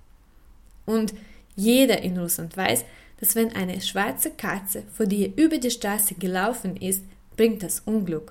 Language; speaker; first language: German; non-native, fluent; Russian